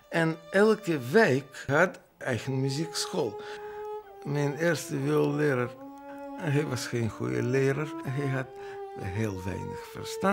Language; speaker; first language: Dutch; non-native, fluent; Russian